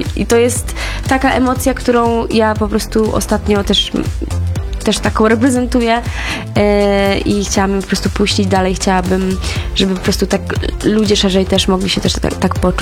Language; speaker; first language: Polish; native; Polish